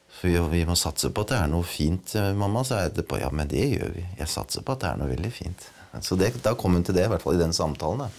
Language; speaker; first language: Norwegian; native; Norwegian